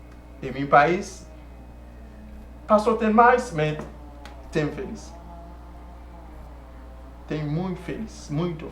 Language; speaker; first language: Portuguese; non-native, learner; Haitian Creole